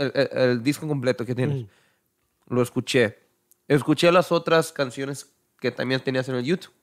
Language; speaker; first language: Spanish; early bilingual, heritage; Spanish